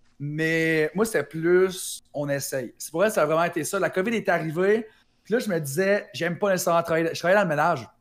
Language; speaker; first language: French; native; French